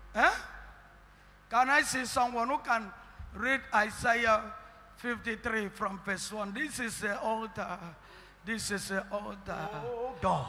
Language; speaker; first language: English; non-native, local second language; Ibibio